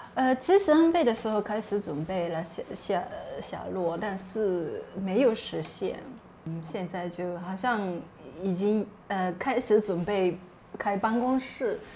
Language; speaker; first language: Chinese; non-native, fluent; Japanese